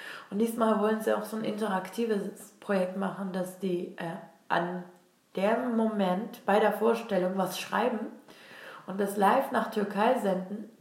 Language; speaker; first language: German; non-native, fluent; Turkish